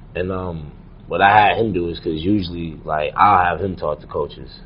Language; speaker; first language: English; native; English